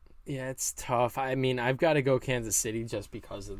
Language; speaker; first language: English; native; English